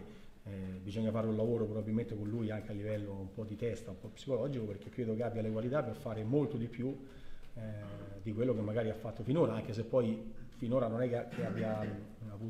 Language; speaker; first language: Italian; native; Italian